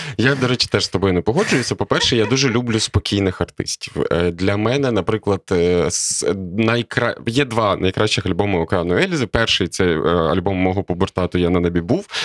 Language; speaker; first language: Ukrainian; native; Ukrainian